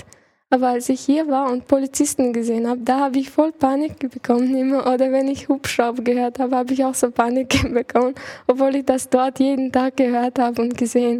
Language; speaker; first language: German; early bilingual, other home language; Chechen